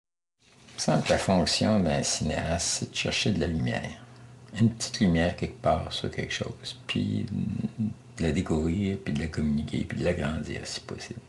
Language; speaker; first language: French; native; French